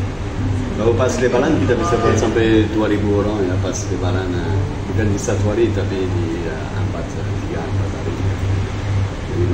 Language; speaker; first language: Indonesian; non-native, fluent; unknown